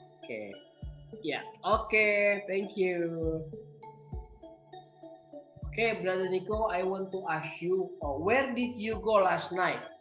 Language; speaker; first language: English; non-native, learner; Indonesian